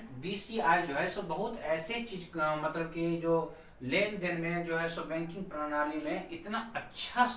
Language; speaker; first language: Hindi; native; Hindi